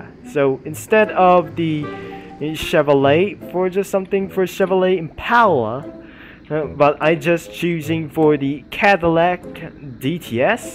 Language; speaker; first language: English; non-native, learner; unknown